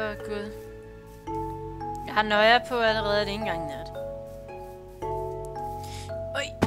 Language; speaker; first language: Danish; native; Danish